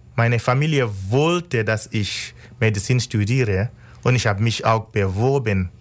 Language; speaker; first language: German; non-native, fluent; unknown